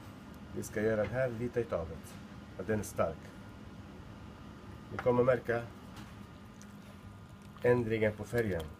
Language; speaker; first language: Swedish; non-native, learner; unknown